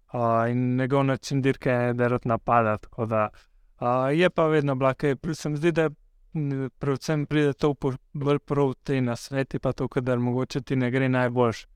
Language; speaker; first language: Slovenian; native; Slovenian